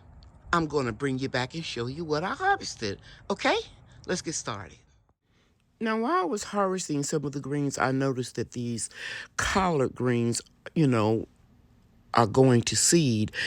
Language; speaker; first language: English; native; English